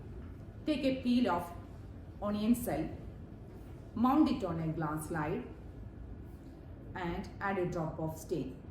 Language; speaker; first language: English; non-native, local second language; Malayalam